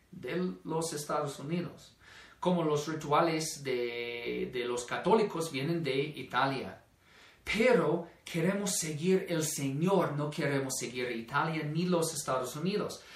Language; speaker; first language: Spanish; non-native, fluent; English